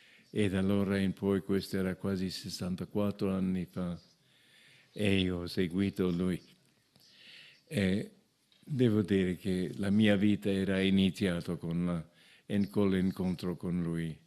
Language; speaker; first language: Italian; non-native, fluent; English